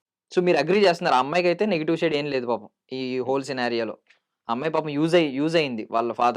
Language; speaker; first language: Telugu; native; Telugu